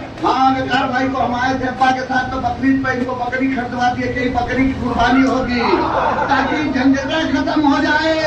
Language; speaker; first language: Hindi; native; Hindi